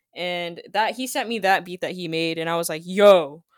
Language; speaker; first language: English; native; English